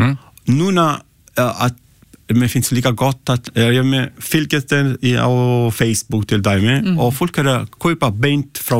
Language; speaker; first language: Icelandic; non-native, learner; Italian